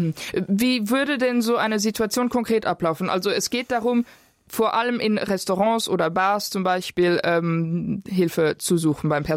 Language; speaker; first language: German; non-native, local second language; Luxembourgish